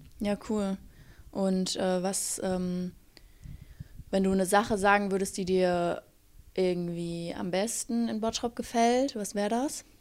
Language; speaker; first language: German; native; German